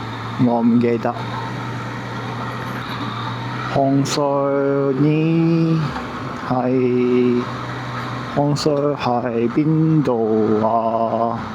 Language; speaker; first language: Chinese; non-native, learner; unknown